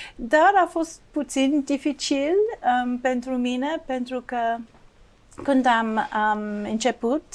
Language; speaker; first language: Romanian; non-native, learner; English